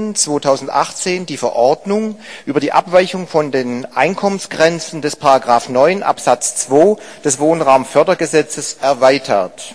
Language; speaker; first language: German; native; German